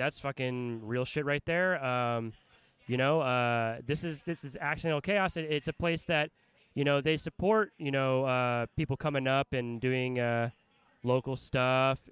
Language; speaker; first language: English; native; English